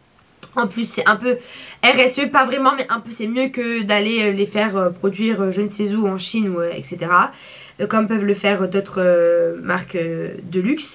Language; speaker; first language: French; native; French